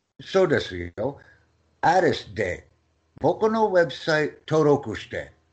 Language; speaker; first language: Japanese; non-native, learner; English